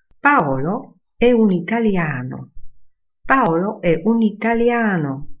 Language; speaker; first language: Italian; non-native, fluent; Polish